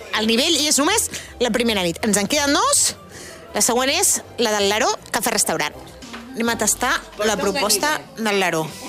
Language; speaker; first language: Catalan; native; Catalan